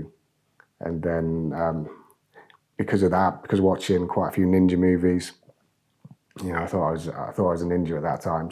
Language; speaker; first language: English; native; English